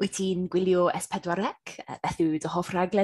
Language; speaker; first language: Welsh; non-native, learner; English